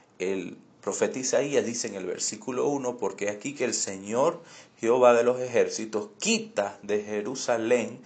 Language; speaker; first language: Spanish; native; Spanish